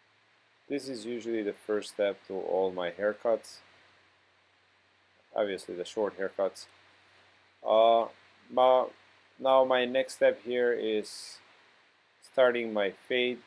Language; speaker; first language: English; non-native, fluent; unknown